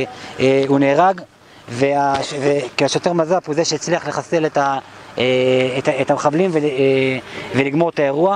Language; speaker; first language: Hebrew; native; Hebrew